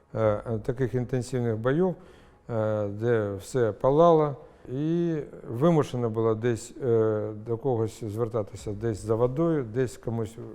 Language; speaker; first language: Ukrainian; non-native, local second language; Russian